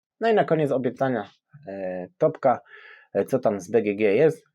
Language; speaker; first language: Polish; native; Polish